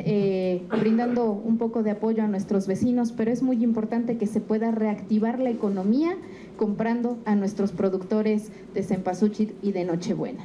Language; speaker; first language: Spanish; native; Spanish